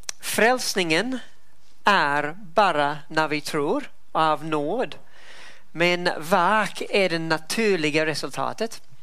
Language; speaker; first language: Swedish; non-native, fluent; English